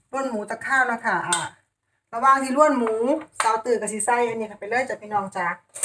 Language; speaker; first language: Thai; native; Thai